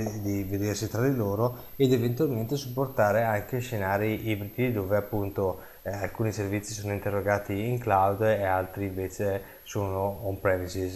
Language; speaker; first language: Italian; native; Italian